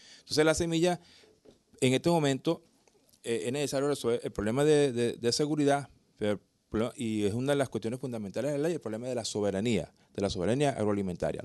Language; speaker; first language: Spanish; native; Spanish